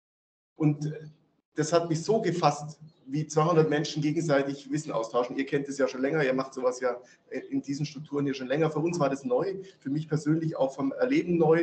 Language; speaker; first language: German; native; German